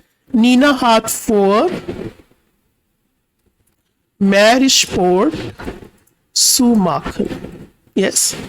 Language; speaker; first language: German; non-native, fluent; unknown